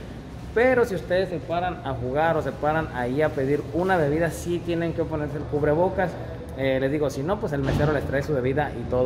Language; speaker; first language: Spanish; native; Spanish